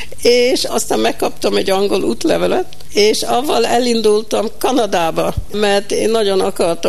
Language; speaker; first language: Hungarian; early bilingual, heritage; Hungarian